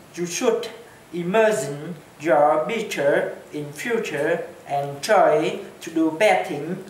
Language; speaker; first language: English; non-native, learner; Chinese